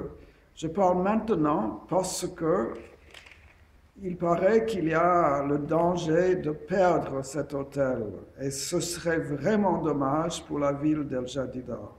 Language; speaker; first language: French; non-native, fluent; English